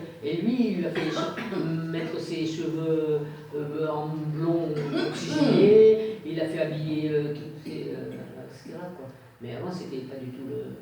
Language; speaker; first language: French; native; French